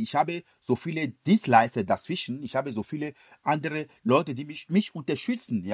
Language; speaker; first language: German; non-native, fluent; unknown